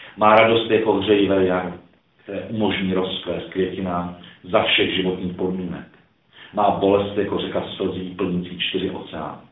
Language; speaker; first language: Czech; early bilingual, other home language; Croatian